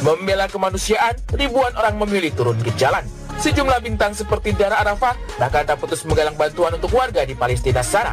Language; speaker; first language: Indonesian; native; Indonesian